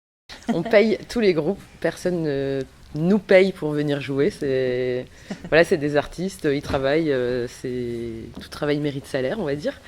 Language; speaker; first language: French; native; French